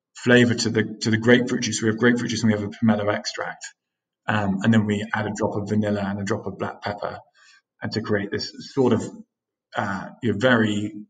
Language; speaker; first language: English; native; English